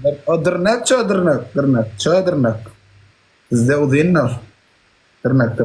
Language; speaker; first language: Russian; non-native, learner; Turkmen